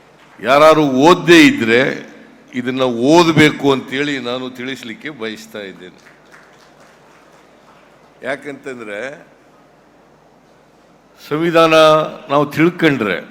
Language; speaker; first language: Kannada; native; Kannada